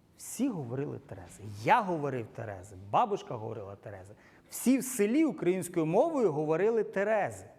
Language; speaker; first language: Ukrainian; non-native, local second language; Russian